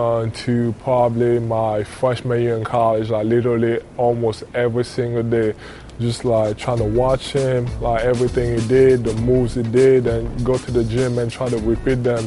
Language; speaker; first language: English; non-native, local second language; French